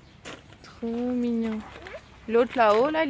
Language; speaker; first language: French; native; French